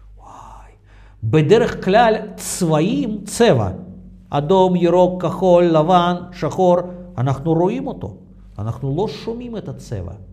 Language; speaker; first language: Hebrew; non-native, fluent; Russian